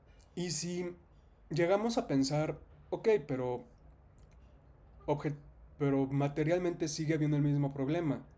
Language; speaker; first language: Spanish; native; Spanish